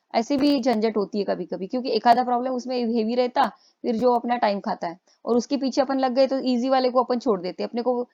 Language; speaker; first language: Hindi; non-native, local second language; Marathi